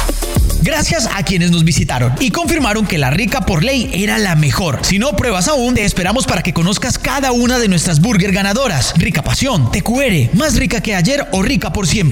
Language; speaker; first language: Spanish; native; Spanish